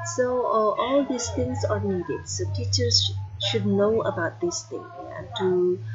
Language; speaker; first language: English; non-native, fluent; Indonesian